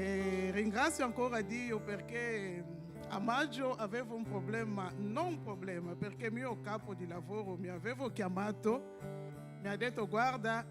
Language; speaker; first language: Italian; non-native, fluent; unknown